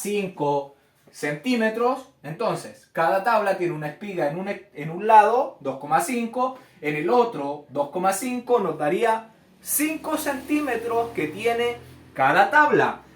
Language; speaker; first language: Spanish; native; Spanish